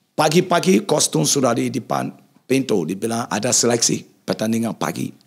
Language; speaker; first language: Indonesian; non-native, fluent; English